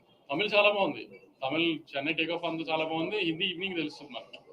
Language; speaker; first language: Telugu; native; Telugu